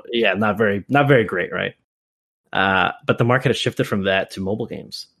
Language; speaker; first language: English; native; English